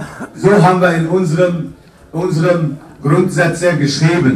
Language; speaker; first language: German; non-native, fluent; Kurdish